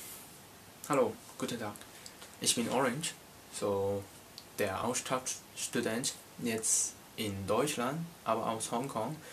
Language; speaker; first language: German; non-native, learner; Cantonese